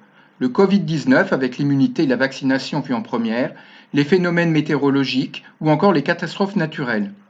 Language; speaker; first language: French; native; French